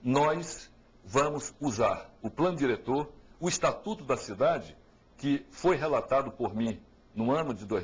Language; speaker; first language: Portuguese; native; Portuguese